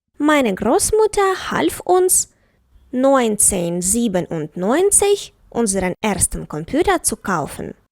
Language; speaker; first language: German; non-native, fluent; Ukrainian